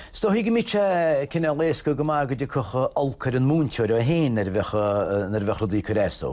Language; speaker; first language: Irish; native; Irish